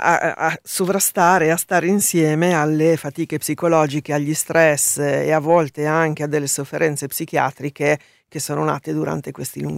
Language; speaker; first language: Italian; native; Italian